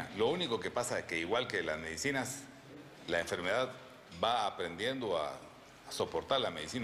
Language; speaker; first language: Spanish; native; Spanish